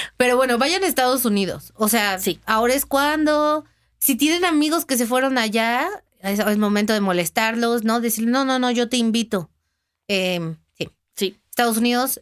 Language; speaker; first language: Spanish; native; Spanish